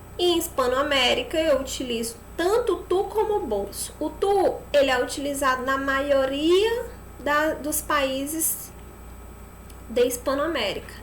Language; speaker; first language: Portuguese; native; Portuguese